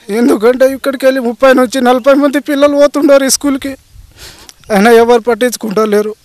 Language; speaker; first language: Telugu; non-native, local second language; Lambadi